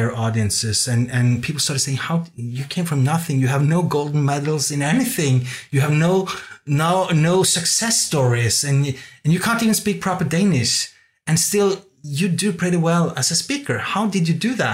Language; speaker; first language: English; non-native, fluent; Norwegian